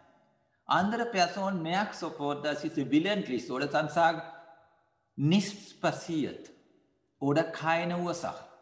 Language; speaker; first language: German; non-native, fluent; Sinhala